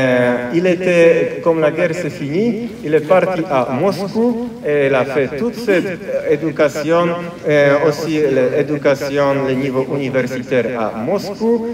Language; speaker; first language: French; non-native, fluent; Polish